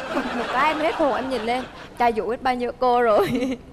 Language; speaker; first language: Vietnamese; early bilingual, heritage; Vietnamese